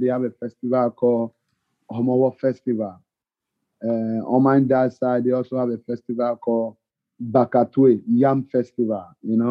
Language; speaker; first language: English; non-native, local second language; Ga